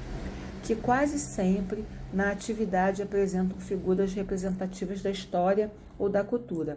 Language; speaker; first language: Portuguese; native; Portuguese